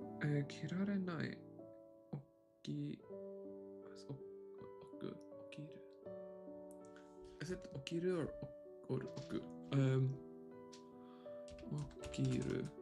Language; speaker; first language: Japanese; non-native, learner; English